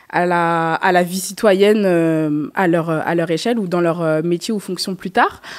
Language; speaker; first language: French; native; French